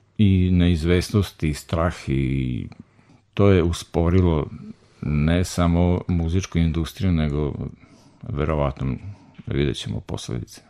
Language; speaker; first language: Serbian; native; Serbian